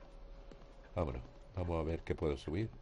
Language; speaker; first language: Spanish; native; Spanish